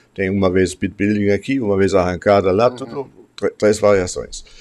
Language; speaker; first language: Portuguese; non-native, fluent; German